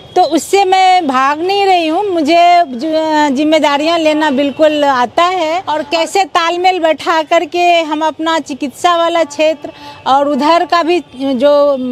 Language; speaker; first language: Hindi; native; Hindi